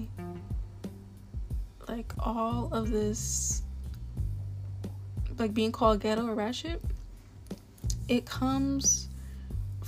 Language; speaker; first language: English; native; English